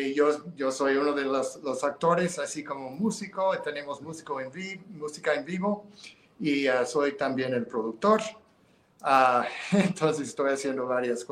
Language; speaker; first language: Spanish; non-native, fluent; English